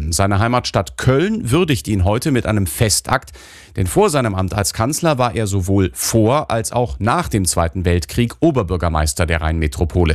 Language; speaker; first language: German; native; German